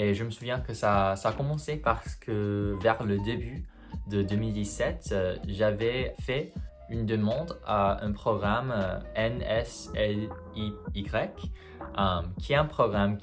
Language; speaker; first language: French; non-native, fluent; English